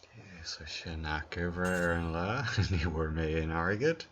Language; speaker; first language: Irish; non-native, local second language; English